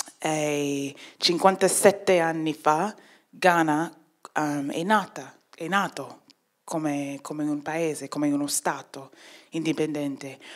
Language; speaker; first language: Italian; non-native, fluent; English